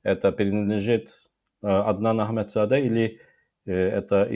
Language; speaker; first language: Russian; non-native, local second language; Azerbaijani